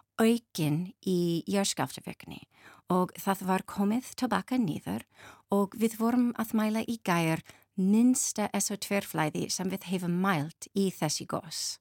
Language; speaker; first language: Icelandic; non-native, learner; English